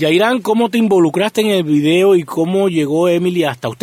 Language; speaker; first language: Spanish; native; Spanish